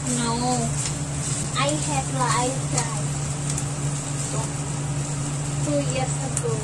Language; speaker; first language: English; non-native, learner; Indonesian